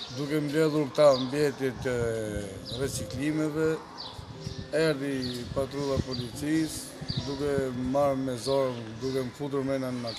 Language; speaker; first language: Albanian; non-native, local second language; Romany